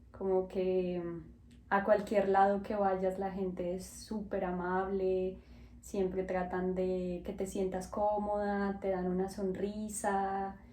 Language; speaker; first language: Spanish; native; Spanish